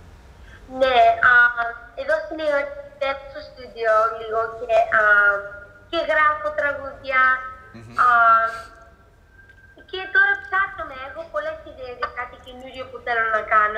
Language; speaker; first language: Greek; early bilingual, heritage; Greek